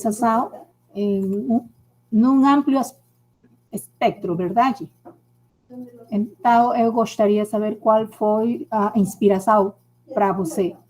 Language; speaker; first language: Portuguese; non-native, learner; Spanish